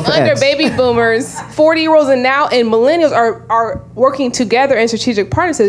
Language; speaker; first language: English; native; English